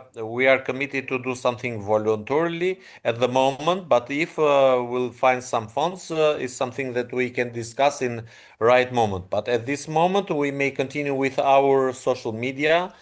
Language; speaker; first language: English; non-native, fluent; Albanian